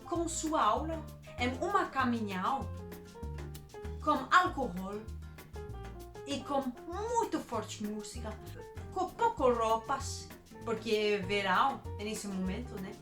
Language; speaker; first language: Portuguese; non-native, learner; Danish